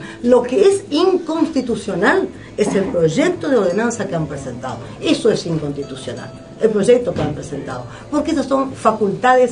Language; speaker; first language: Spanish; native; Spanish